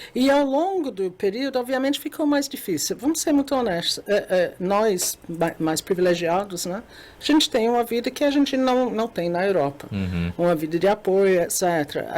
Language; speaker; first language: Portuguese; non-native, fluent; English